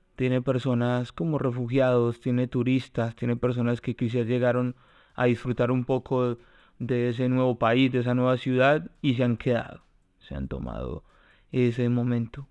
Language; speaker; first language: Spanish; native; Spanish